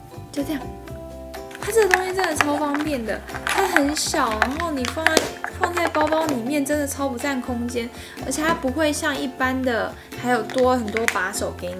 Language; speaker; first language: Chinese; native; Chinese